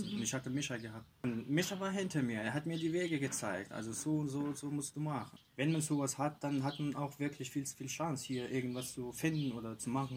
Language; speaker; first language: German; non-native, fluent; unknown